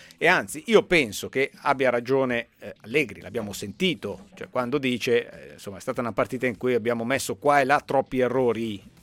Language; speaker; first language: Italian; native; Italian